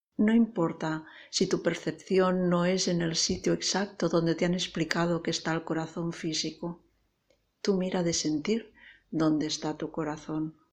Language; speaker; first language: Spanish; non-native, local second language; Catalan